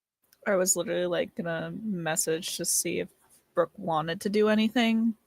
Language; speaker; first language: English; native; English